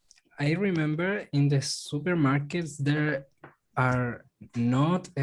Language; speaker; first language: English; non-native, learner; Spanish